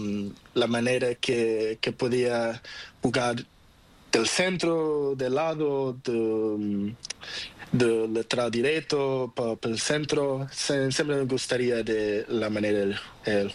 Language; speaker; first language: Spanish; non-native, learner; Portuguese